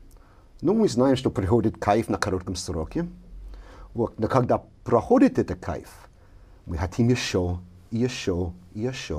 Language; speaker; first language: Russian; non-native, fluent; English